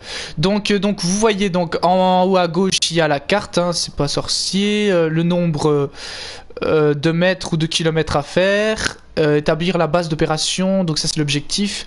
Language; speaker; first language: French; native; French